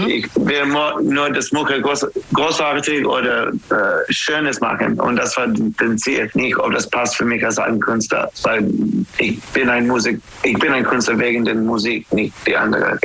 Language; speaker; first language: German; non-native, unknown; English